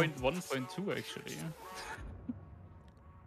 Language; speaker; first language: English; non-native, fluent; German